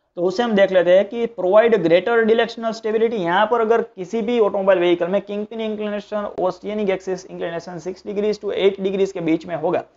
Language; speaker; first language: Hindi; non-native, local second language; Gujarati